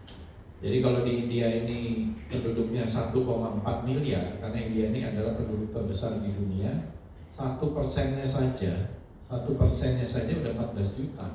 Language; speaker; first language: Indonesian; native; Indonesian